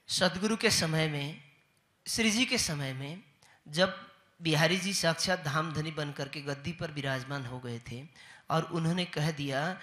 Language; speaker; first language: Hindi; native; Hindi